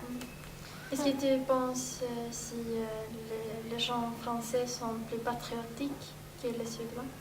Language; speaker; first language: French; non-native, learner; Swedish